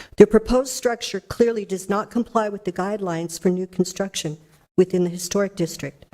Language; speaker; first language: English; native; English